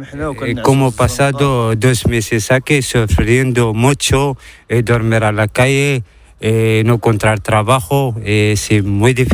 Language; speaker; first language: Spanish; non-native, learner; Arabic